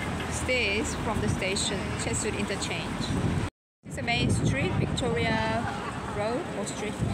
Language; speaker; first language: English; non-native, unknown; Korean